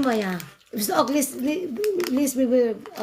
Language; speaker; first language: German; non-native, learner; Cebuano